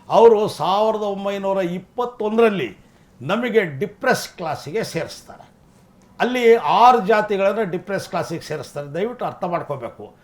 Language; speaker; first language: Kannada; non-native, local second language; Lambadi